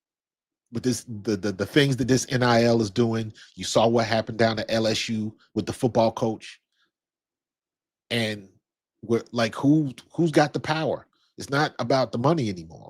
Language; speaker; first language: English; native; English